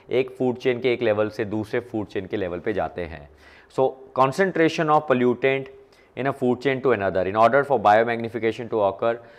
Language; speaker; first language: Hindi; non-native, local second language; Punjabi